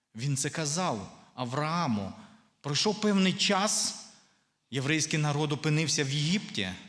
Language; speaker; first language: Ukrainian; non-native, local second language; Russian